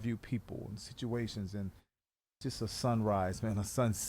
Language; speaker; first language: English; native; English